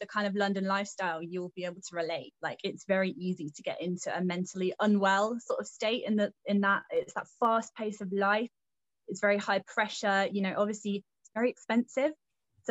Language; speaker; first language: English; native; English